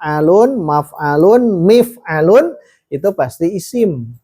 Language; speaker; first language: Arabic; non-native, fluent; Indonesian